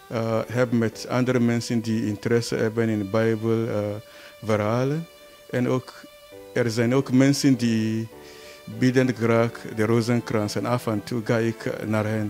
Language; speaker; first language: Dutch; non-native, learner; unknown